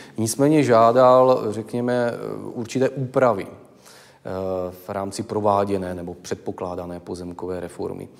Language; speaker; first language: Czech; native; Czech